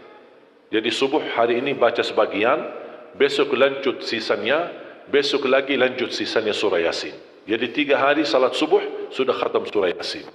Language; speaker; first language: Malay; non-native, fluent; Arabic